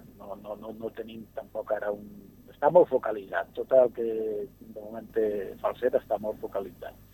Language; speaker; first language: Catalan; native; Catalan